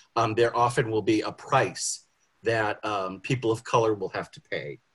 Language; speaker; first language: English; native; English